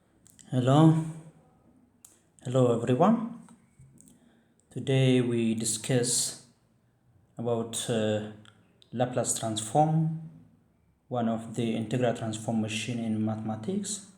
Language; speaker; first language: English; non-native, fluent; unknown